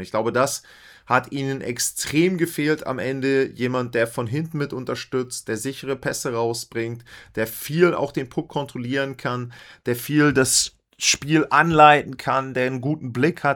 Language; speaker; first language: German; native; German